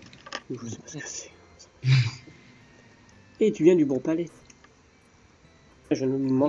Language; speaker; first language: French; native; French